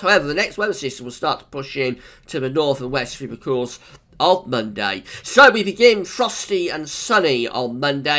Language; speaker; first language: English; native; English